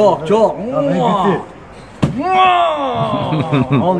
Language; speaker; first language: Turkish; native; Turkish